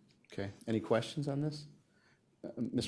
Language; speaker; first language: English; native; English